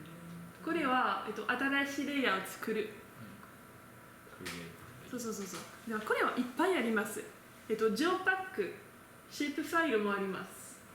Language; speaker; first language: Japanese; non-native, learner; French